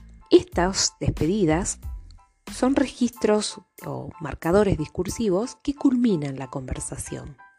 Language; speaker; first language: Spanish; native; Spanish